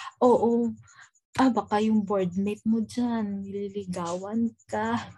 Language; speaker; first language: Filipino; non-native, local second language; Hiligaynon